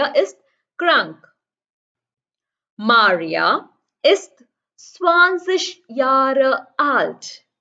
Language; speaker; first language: German; non-native, fluent; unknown